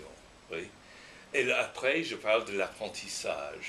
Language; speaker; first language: French; non-native, fluent; English